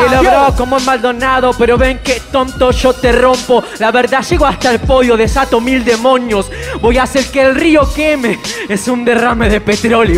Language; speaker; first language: Spanish; native; Spanish